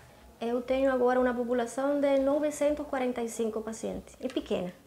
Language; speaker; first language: Portuguese; non-native, fluent; Spanish